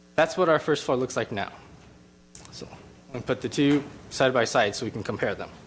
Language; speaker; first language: English; native; English